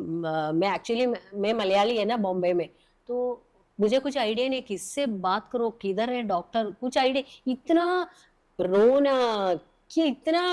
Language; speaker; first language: Hindi; non-native, local second language; Malayalam